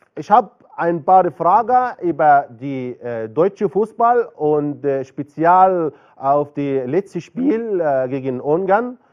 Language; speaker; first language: German; non-native, learner; Arabic